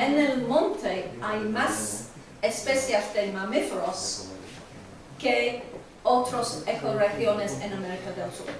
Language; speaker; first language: Spanish; non-native, learner; English